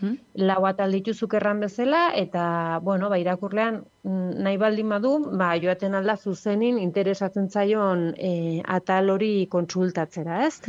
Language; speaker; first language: Basque; native; Basque